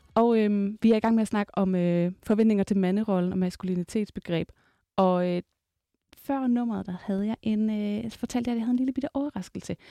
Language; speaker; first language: Danish; native; Danish